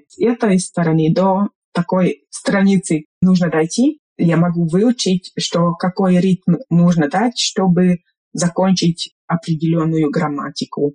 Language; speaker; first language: Russian; non-native, fluent; Hungarian